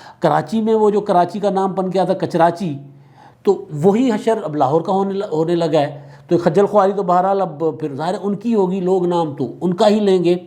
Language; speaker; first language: Urdu; non-native, local second language; Sindhi